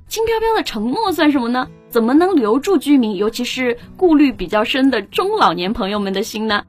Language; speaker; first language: Chinese; native; Chinese